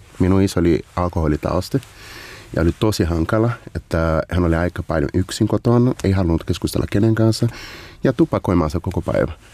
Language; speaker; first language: Finnish; non-native, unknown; Portuguese